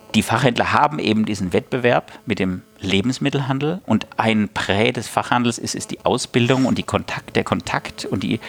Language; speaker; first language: German; native; German